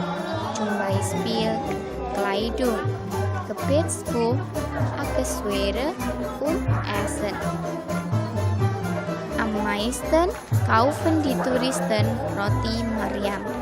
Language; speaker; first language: German; non-native, learner; Indonesian